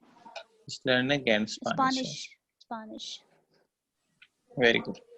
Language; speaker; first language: German; non-native, fluent; Hindi